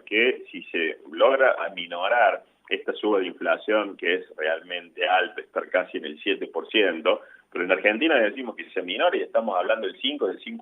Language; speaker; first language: Spanish; native; Spanish